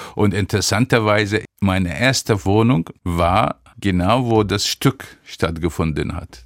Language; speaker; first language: German; non-native, fluent; Arabic